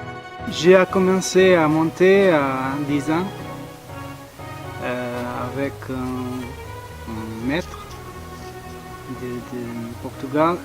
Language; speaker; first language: French; non-native, learner; Portuguese